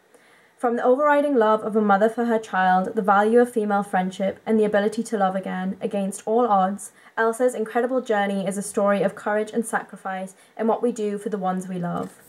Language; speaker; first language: English; native; English